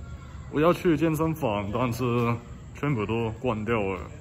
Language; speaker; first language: Chinese; non-native, learner; English